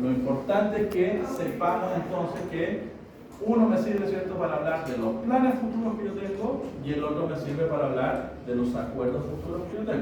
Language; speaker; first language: Spanish; native; Spanish